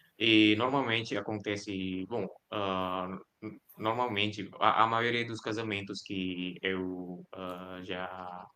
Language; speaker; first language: Portuguese; non-native, fluent; Indonesian